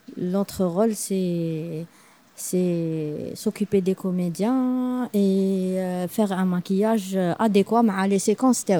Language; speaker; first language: French; non-native, local second language; Arabic